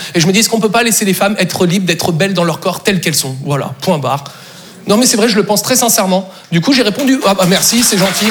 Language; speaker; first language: French; native; French